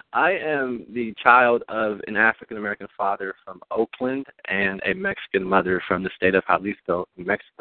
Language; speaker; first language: English; early bilingual, other home language; Spanish